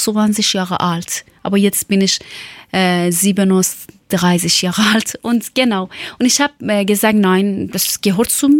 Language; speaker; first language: German; non-native, learner; Persian